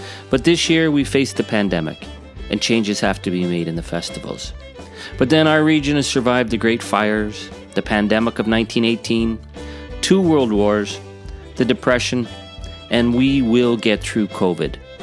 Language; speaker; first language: English; native; English